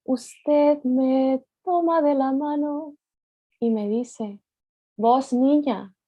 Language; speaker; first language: Spanish; early bilingual, other home language; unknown